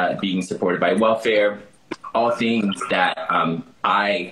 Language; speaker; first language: English; early bilingual, other home language; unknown